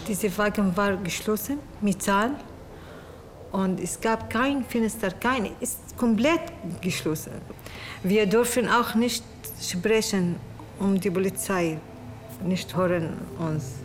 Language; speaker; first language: German; non-native, learner; Arabic